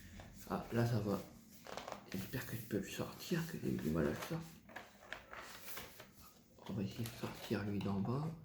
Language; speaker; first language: French; native; French